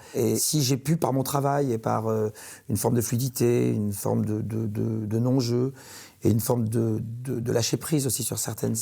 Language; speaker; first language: French; native; French